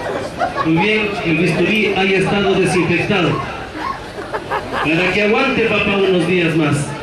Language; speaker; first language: Spanish; native; Spanish